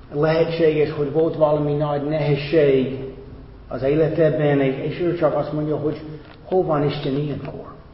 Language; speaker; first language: Hungarian; non-native, fluent; English